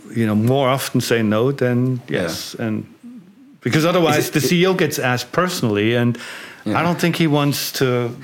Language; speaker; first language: English; non-native, fluent; German